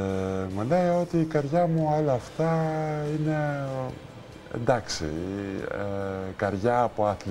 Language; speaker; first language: Greek; early bilingual, heritage; Greek